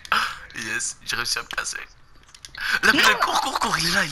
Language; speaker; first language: French; native; French